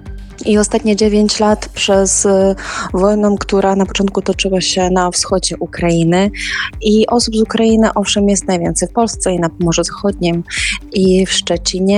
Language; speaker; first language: Polish; non-native, fluent; Ukrainian